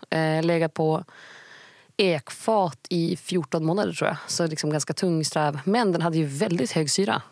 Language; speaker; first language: Swedish; native; Swedish